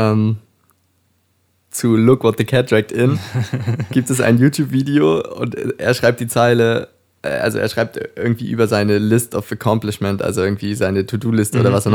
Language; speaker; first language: German; native; German